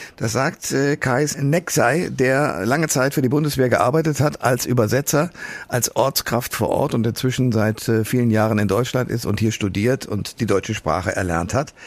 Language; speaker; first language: German; native; German